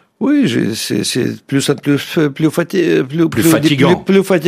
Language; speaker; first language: French; non-native, fluent; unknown